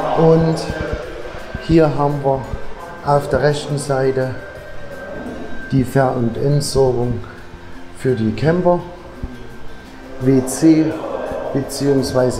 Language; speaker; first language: German; native; German